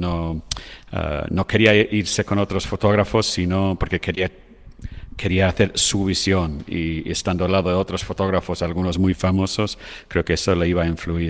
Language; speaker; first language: Spanish; non-native, fluent; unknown